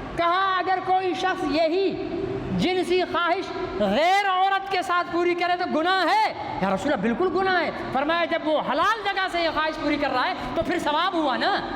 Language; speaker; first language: Urdu; non-native, local second language; Sindhi